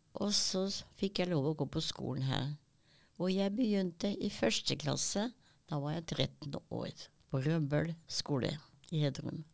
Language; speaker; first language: Norwegian; early bilingual, other home language; German